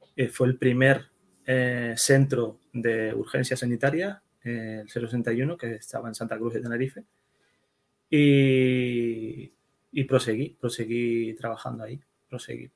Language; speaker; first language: Spanish; early bilingual, other home language; Dutch